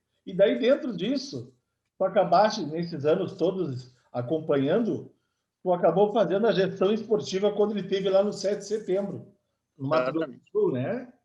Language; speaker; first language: Portuguese; native; Portuguese